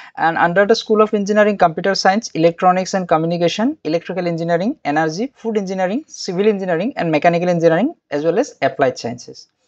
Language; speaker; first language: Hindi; non-native, local second language; Assamese